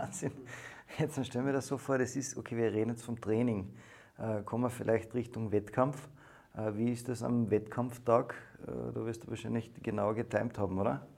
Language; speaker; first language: German; native; German